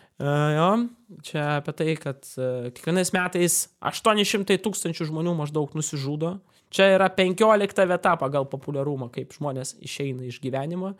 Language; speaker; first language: Lithuanian; non-native, local second language; Russian